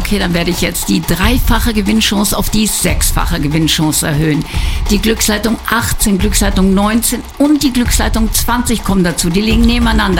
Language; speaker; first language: German; native; German